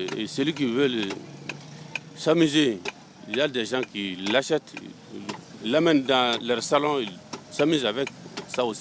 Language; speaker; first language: French; non-native, local second language; Bambara